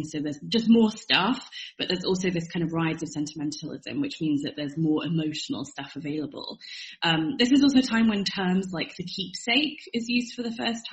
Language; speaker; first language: English; native; English